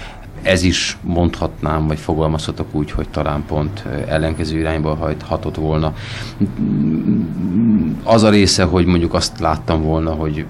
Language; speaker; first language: Hungarian; native; Hungarian